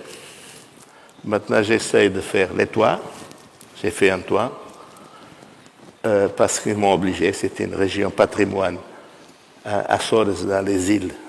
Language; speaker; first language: French; non-native, fluent; Portuguese